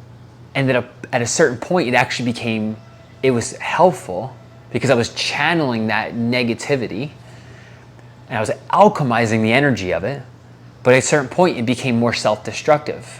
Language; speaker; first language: English; native; English